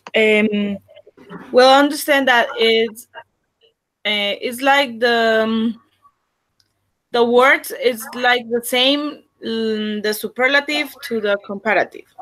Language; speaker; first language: English; non-native, learner; Spanish